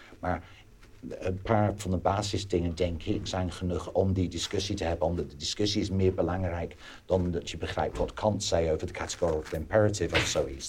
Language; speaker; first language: Dutch; non-native, fluent; English